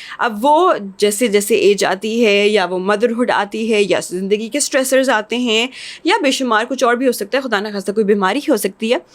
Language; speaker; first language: Urdu; non-native, local second language; English